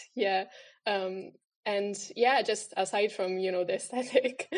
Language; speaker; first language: English; non-native, fluent; Italian